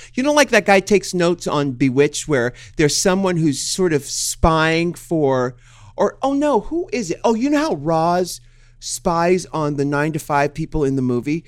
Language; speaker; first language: English; native; English